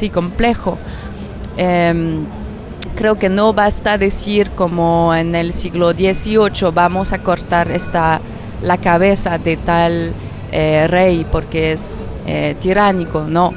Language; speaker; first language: Spanish; non-native, fluent; French